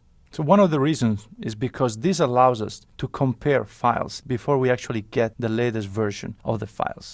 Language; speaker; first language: English; non-native, fluent; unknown